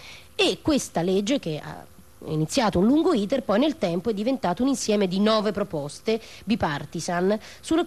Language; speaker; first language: Italian; native; Italian